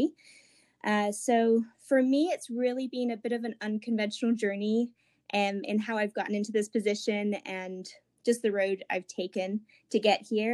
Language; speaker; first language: English; native; English